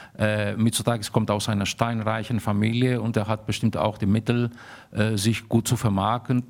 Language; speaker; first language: German; early bilingual, heritage; German